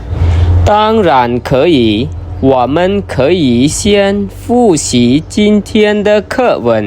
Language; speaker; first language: Chinese; non-native, fluent; Khmer